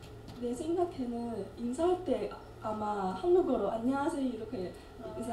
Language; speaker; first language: Korean; non-native, learner; Chinese